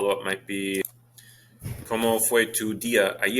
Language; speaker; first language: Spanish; non-native, fluent; English